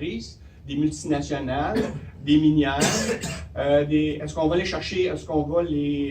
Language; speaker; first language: French; native; French